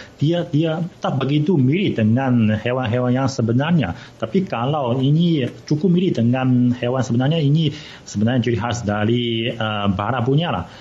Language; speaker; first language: Malay; non-native, fluent; Chinese